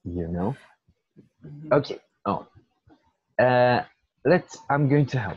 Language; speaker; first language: English; non-native, fluent; Portuguese